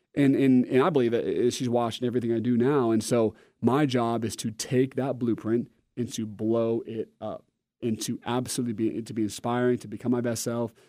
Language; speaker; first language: English; native; English